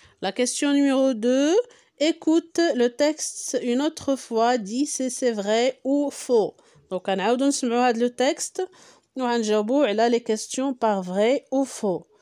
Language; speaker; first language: French; non-native, local second language; Arabic